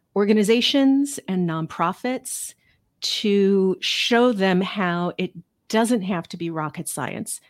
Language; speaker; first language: English; native; English